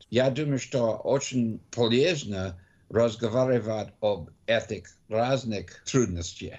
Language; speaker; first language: Russian; non-native, learner; English